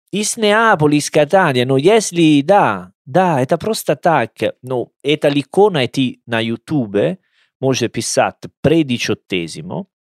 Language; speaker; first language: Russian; non-native, learner; Italian